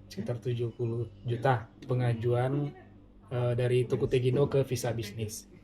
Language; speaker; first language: Indonesian; non-native, local second language; Minangkabau